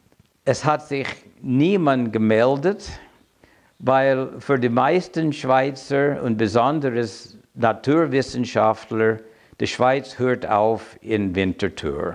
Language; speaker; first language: German; non-native, fluent; English